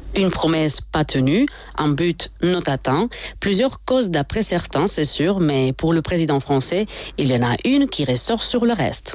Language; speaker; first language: French; non-native, fluent; Spanish